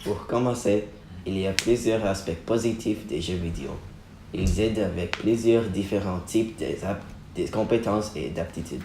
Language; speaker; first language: French; non-native, learner; English